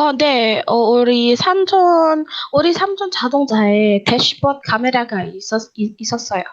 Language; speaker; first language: Korean; non-native, learner; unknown